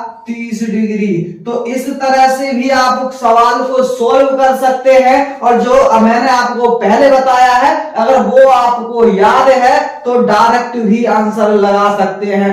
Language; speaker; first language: Hindi; native; Hindi